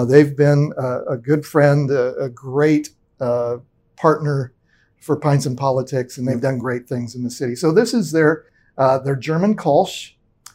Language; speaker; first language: English; native; English